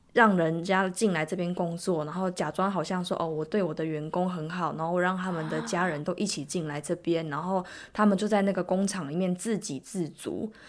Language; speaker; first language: Chinese; native; Chinese